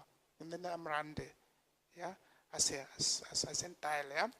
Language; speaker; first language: German; non-native, fluent; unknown